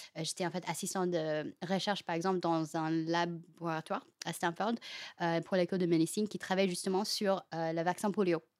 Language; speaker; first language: French; non-native, fluent; Chinese